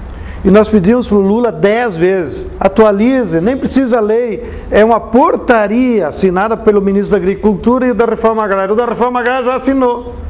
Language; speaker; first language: Portuguese; native; Portuguese